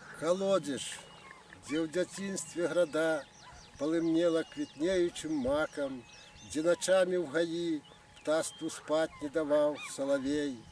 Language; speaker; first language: Belarusian; native; Belarusian